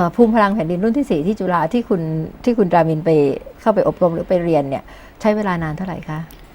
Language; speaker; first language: Thai; native; Thai